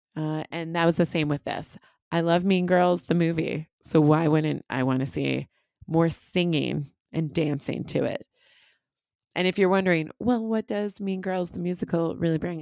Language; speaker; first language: English; native; English